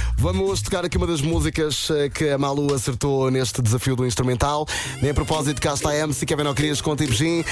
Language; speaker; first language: Portuguese; native; Portuguese